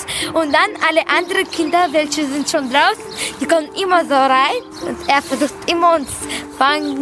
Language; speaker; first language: German; early bilingual, other home language; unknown